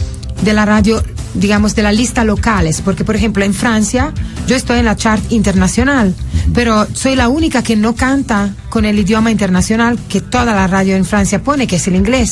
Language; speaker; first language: Spanish; non-native, fluent; Italian